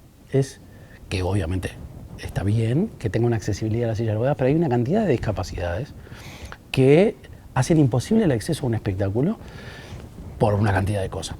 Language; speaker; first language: Spanish; native; Spanish